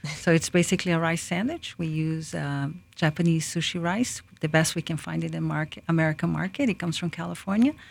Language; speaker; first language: English; early bilingual, other home language; Portuguese